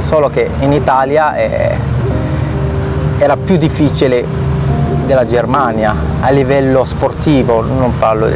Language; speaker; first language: Italian; non-native, fluent; Arabic